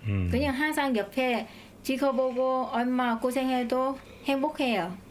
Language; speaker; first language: Korean; non-native, learner; Vietnamese